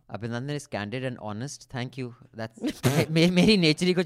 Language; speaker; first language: English; non-native, local second language; Hindi